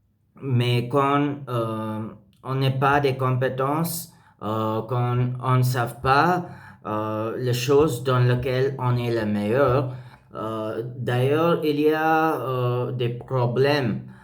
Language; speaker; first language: French; non-native, learner; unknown